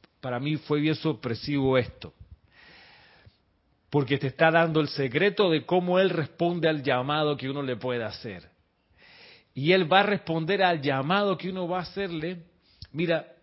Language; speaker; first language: Spanish; native; Spanish